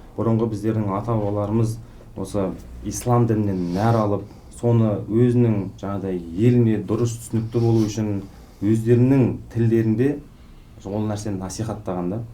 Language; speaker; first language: Kazakh; native; Kazakh